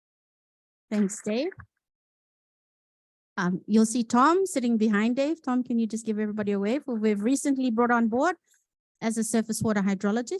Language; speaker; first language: English; non-native, local second language; Fijian